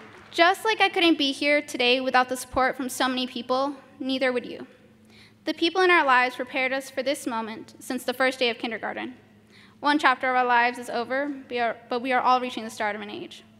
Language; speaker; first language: English; early bilingual, other home language; Spanish